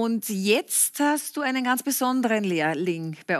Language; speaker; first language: German; native; German